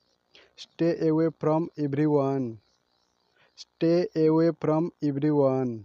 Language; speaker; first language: English; non-native, learner; Odia